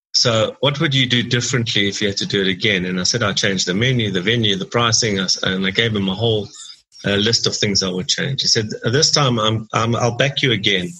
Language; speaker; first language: English; native; English